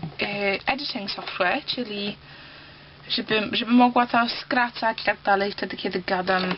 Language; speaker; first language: Polish; early bilingual, heritage; Polish